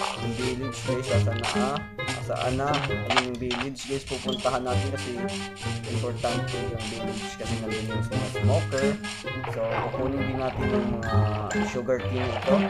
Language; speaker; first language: Filipino; non-native, local second language; Waray